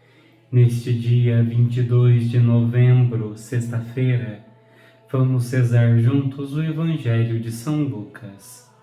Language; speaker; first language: Portuguese; native; Portuguese